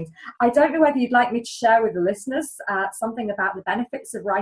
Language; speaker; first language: English; native; English